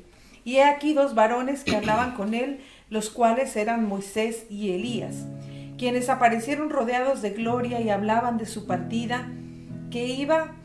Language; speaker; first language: Spanish; native; Spanish